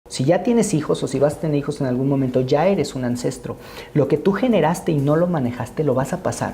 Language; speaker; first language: Spanish; native; Spanish